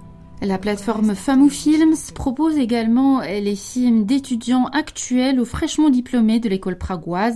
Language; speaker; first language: French; native; French